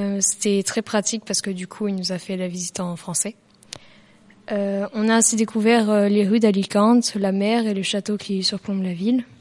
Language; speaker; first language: French; native; French